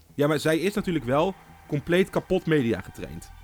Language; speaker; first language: Dutch; native; Dutch